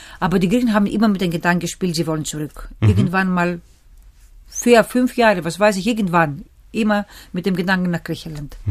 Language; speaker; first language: German; early bilingual, other home language; Greek